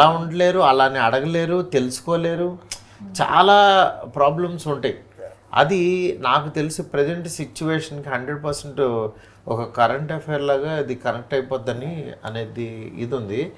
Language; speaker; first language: Telugu; native; Telugu